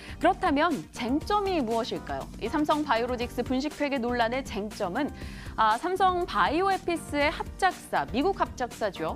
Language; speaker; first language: Korean; native; Korean